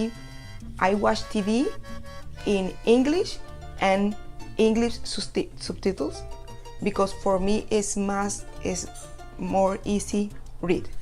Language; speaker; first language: English; non-native, learner; Spanish